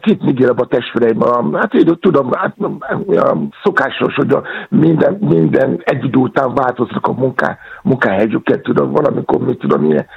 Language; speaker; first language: Hungarian; non-native, fluent; Yoruba